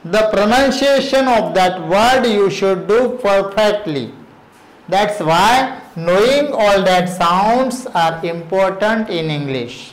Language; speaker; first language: English; non-native, local second language; Marathi